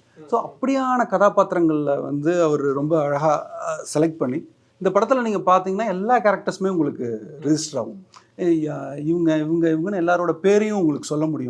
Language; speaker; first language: Tamil; native; Tamil